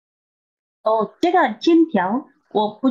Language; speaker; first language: Chinese; non-native, learner; Indonesian